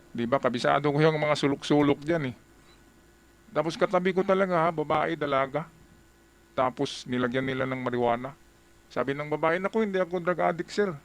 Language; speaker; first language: Filipino; native; Filipino